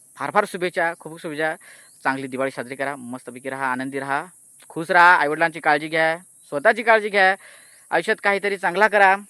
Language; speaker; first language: Marathi; native; Marathi